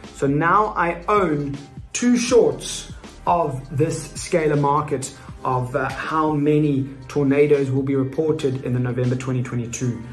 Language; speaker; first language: English; native; English